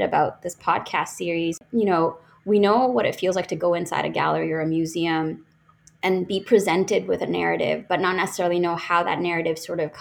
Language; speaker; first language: English; non-native, local second language; Bangla